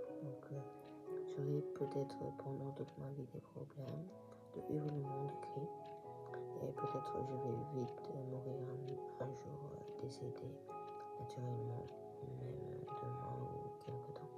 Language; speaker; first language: French; non-native, learner; Japanese